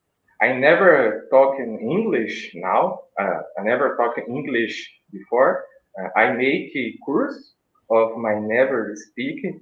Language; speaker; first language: English; non-native, learner; Portuguese